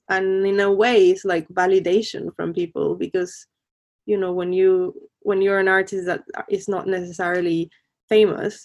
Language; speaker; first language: English; non-native, fluent; Spanish